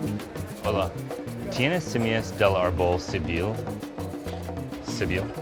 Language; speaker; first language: Spanish; non-native, learner; English